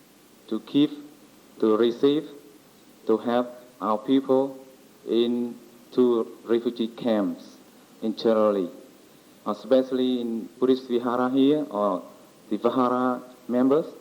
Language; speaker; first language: English; non-native, learner; Vietnamese